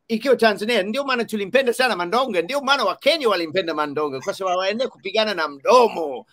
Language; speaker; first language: Swahili; non-native, fluent; English